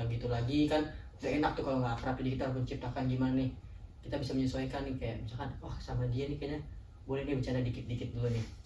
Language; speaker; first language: Indonesian; native; Indonesian